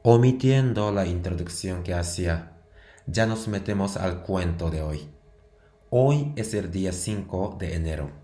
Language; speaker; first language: Spanish; non-native, fluent; Japanese